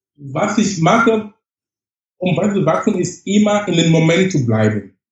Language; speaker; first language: German; non-native, fluent; English